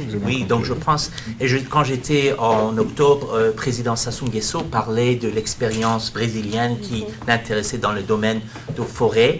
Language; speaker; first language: French; non-native, fluent; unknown